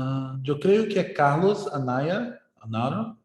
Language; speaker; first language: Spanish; non-native, learner; Portuguese